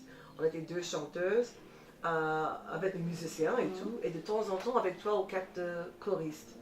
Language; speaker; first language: French; non-native, fluent; English